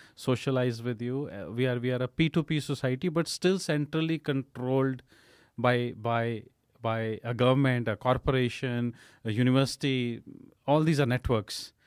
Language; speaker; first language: English; non-native, local second language; Punjabi